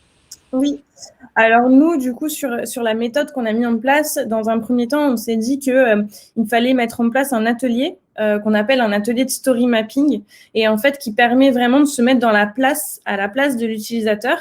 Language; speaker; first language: French; native; French